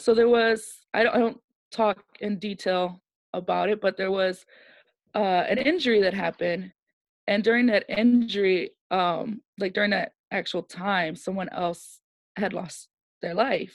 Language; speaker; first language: English; native; English